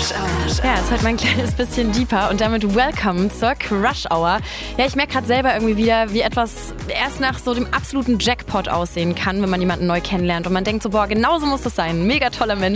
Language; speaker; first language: German; native; German